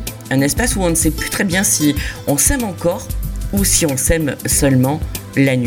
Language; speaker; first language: French; native; French